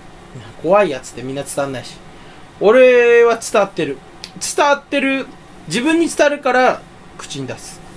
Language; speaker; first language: Japanese; native; Japanese